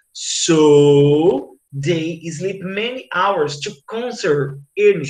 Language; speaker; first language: English; non-native, fluent; Portuguese